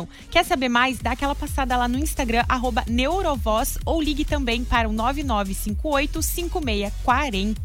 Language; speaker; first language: Portuguese; native; Portuguese